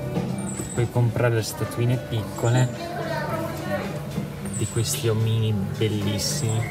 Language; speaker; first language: Italian; native; Italian